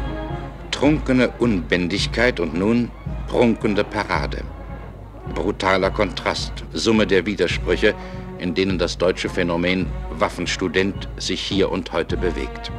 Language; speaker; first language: German; native; German